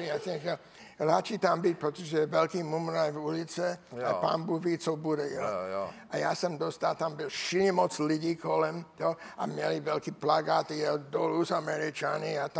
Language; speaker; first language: Czech; non-native, learner; English